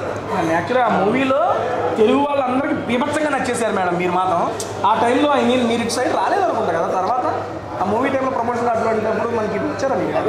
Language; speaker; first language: Telugu; native; Telugu